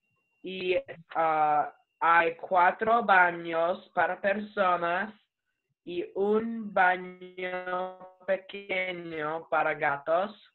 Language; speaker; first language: Spanish; non-native, learner; English